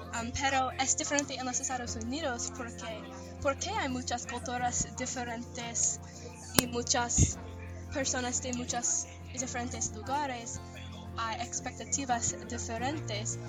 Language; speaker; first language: Spanish; non-native, learner; English